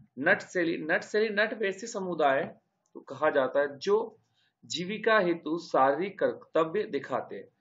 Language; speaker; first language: Hindi; native; Hindi